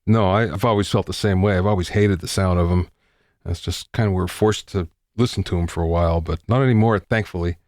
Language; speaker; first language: English; native; English